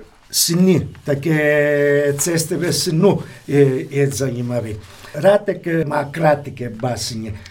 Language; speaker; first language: Czech; non-native, fluent; Italian